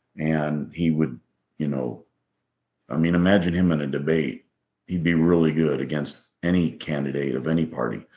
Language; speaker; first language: English; native; English